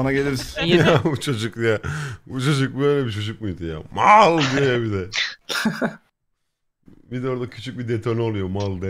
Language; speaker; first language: Turkish; native; Turkish